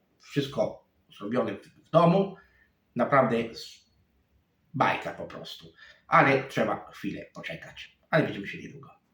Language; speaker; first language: Polish; non-native, fluent; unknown